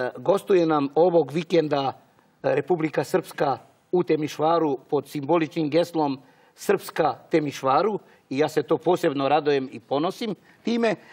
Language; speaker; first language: Croatian; early bilingual, heritage; Serbian